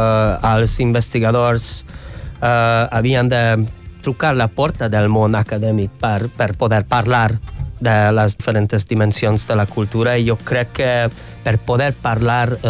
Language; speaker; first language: Catalan; non-native, fluent; Hungarian